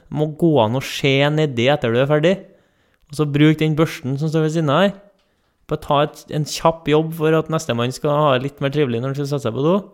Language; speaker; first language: Norwegian; native; Norwegian